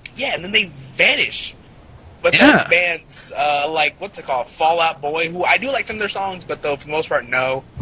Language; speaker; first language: English; native; English